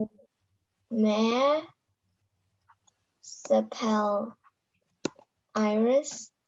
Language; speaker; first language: French; non-native, learner; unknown